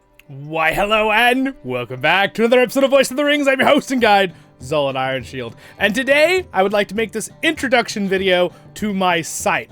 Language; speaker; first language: English; native; English